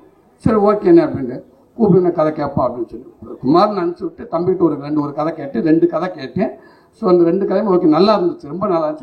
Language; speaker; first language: Tamil; native; Tamil